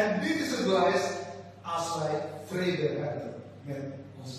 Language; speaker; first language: Dutch; non-native, fluent; Indonesian